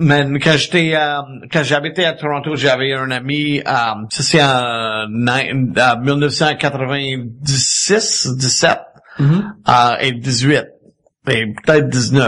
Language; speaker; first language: French; non-native, fluent; English